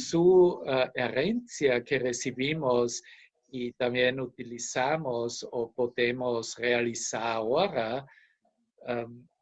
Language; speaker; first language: Spanish; non-native, fluent; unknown